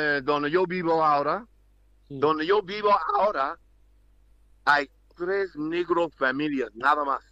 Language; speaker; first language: Spanish; non-native, learner; English